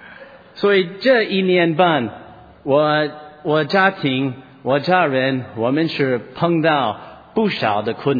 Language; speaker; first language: Chinese; non-native, fluent; English